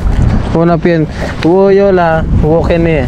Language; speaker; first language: Chinese; non-native, learner; Filipino